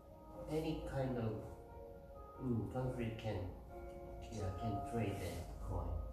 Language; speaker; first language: English; non-native, learner; Korean